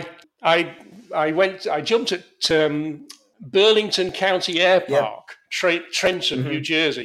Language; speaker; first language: English; native; English